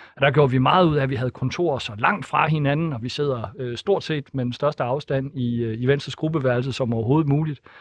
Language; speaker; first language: Danish; native; Danish